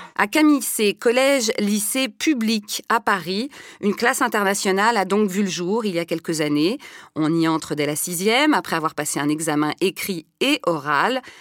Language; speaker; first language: French; native; French